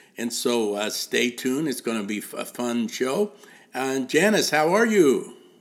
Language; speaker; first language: English; native; English